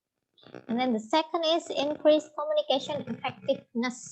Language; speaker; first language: English; non-native, fluent; Indonesian